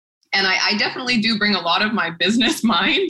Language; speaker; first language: English; native; English